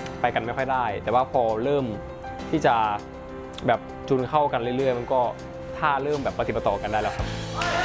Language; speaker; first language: Thai; native; Thai